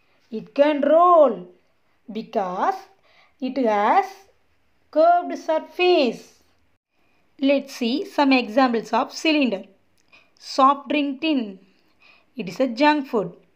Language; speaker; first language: English; non-native, local second language; Tamil